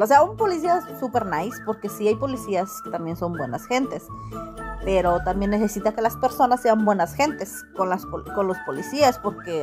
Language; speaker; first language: Spanish; native; Spanish